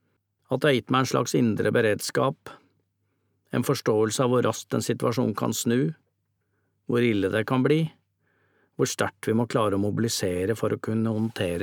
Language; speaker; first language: Norwegian; native; Norwegian